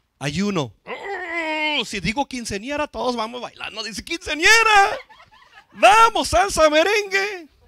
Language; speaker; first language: Spanish; non-native, fluent; English